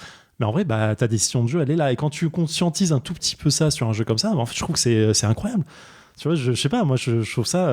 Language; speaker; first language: French; native; French